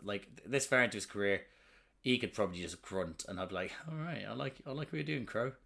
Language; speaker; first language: English; native; English